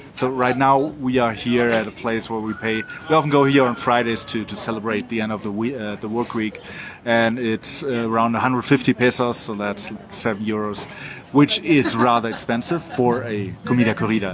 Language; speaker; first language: English; non-native, fluent; German